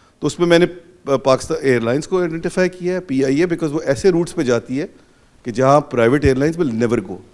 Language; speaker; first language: Urdu; non-native, local second language; Punjabi